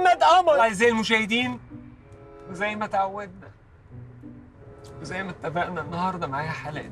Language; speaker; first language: Arabic; native; Arabic